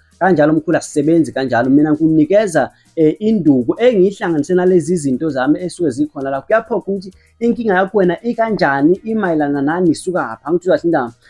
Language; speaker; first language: Zulu; native; Zulu